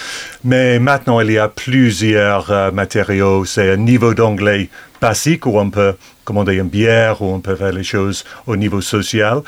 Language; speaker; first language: French; non-native, fluent; English